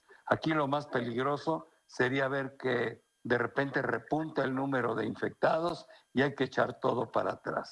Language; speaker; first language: Spanish; native; Spanish